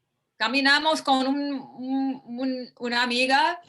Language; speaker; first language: Spanish; non-native, fluent; English